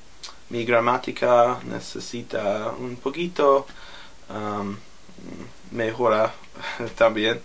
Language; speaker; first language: Spanish; non-native, learner; English